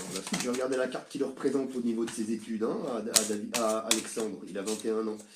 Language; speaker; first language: French; native; French